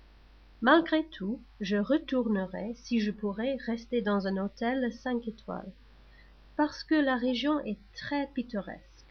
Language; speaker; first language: French; non-native, learner; English